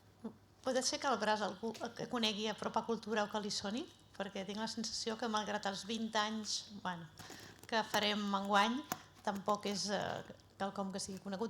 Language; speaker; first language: Catalan; native; Catalan